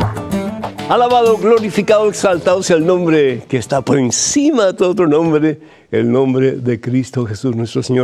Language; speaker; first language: Spanish; native; Spanish